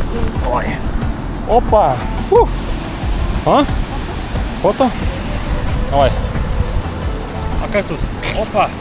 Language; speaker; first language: Russian; non-native, learner; Lithuanian